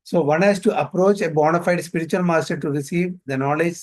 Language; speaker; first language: English; non-native, local second language; Malayalam